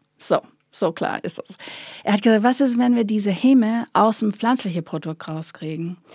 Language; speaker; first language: German; non-native, fluent; English